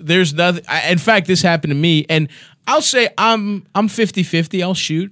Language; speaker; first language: English; native; English